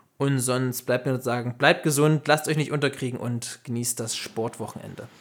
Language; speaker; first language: German; native; German